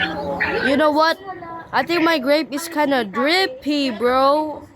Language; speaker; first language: English; non-native, local second language; Filipino